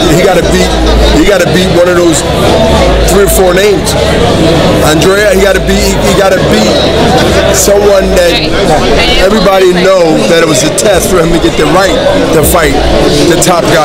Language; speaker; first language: English; native; English